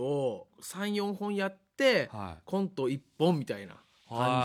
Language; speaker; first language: Japanese; native; Japanese